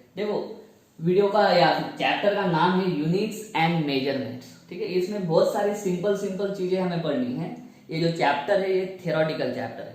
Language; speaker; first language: Hindi; native; Hindi